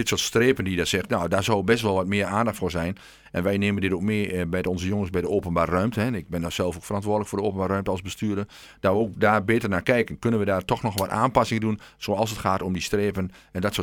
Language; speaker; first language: Dutch; native; Dutch